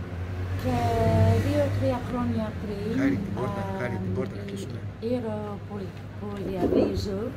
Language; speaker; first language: Greek; non-native, learner; English